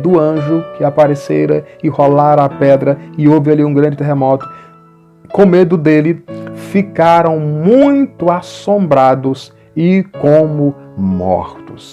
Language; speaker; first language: Portuguese; native; Portuguese